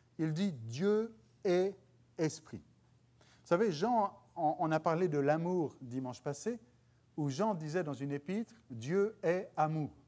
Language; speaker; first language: French; native; French